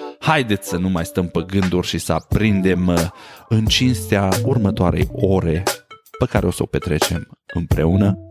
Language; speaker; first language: Romanian; native; Romanian